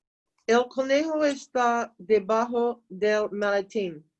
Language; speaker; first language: Spanish; non-native, learner; English